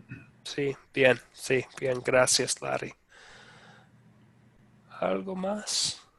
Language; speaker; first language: Spanish; non-native, fluent; English